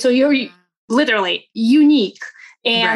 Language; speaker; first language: English; non-native, fluent; Russian